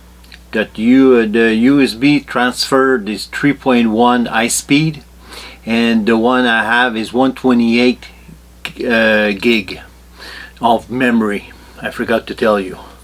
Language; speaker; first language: English; non-native, fluent; French